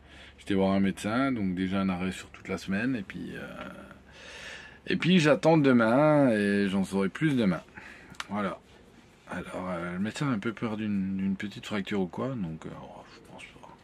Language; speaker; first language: French; native; French